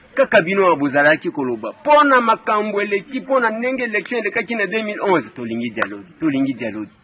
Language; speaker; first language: Lingala; native; Lingala